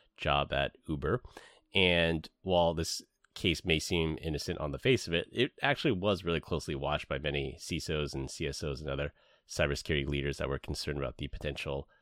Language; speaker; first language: English; native; English